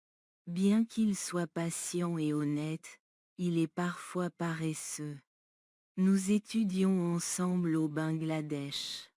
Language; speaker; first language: French; non-native, learner; Bangla